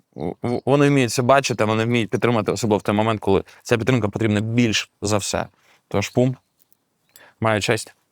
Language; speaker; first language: Ukrainian; native; Ukrainian